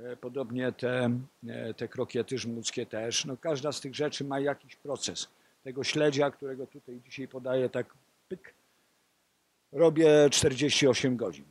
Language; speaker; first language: Polish; native; Polish